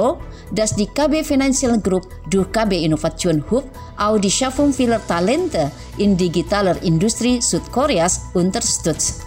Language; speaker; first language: German; non-native, fluent; Indonesian